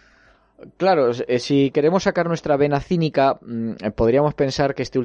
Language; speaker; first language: Spanish; native; Spanish